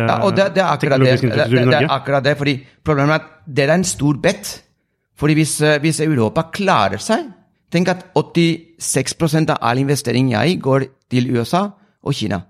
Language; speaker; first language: Norwegian; non-native, fluent; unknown